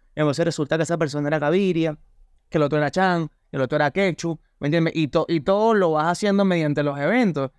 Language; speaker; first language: Spanish; native; Spanish